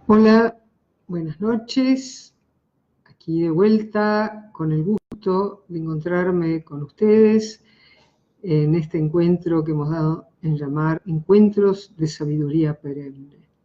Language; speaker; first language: Spanish; native; Spanish